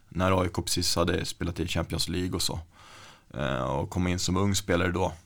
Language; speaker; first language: Swedish; native; Swedish